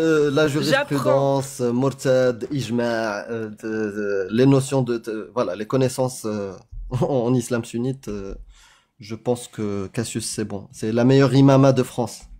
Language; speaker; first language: French; native; French